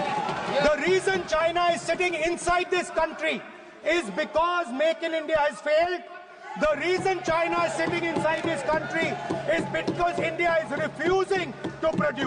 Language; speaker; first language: English; non-native, local second language; Hindi